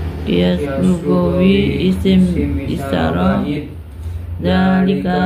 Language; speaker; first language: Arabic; non-native, learner; Indonesian